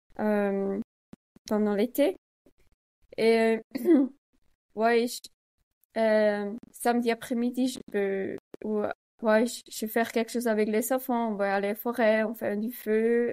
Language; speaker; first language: French; non-native, learner; Swiss German